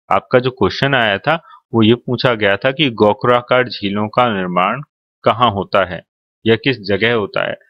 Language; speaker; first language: Hindi; native; Hindi